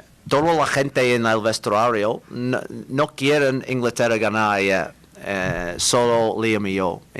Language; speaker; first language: Spanish; non-native, learner; English